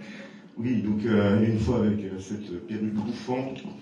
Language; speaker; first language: French; native; French